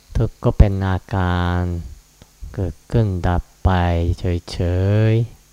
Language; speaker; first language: Thai; non-native, fluent; Japanese